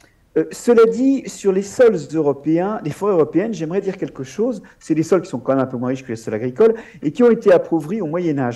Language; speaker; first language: French; native; French